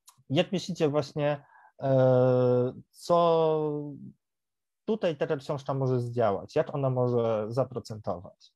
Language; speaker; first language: Polish; native; Polish